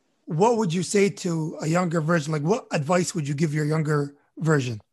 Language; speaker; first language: English; early bilingual, other home language; Arabic